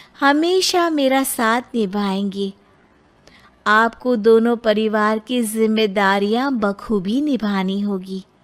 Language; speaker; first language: Hindi; native; Hindi